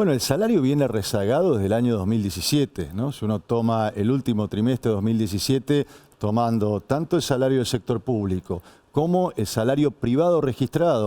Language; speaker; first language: Spanish; native; Spanish